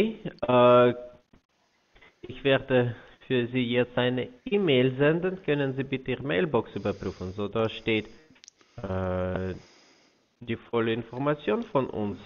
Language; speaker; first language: German; non-native, fluent; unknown